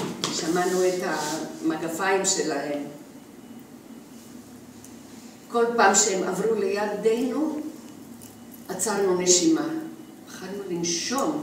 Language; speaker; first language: Hebrew; non-native, fluent; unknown